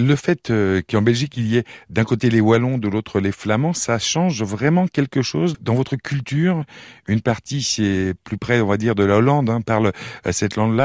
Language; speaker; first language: French; native; French